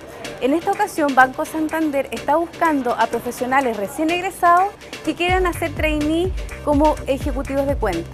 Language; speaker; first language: Spanish; native; Spanish